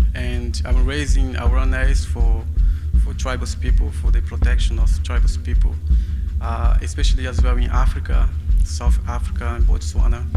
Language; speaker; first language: English; non-native, fluent; Portuguese